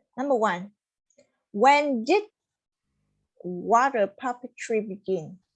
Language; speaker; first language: English; non-native, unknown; Vietnamese